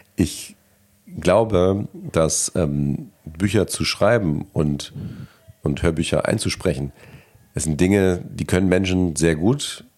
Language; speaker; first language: German; native; German